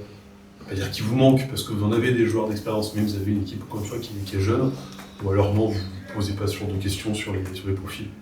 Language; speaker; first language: French; native; French